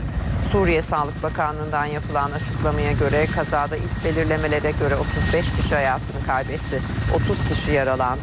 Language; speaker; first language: Turkish; native; Turkish